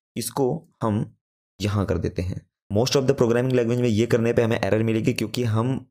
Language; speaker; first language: Hindi; native; Hindi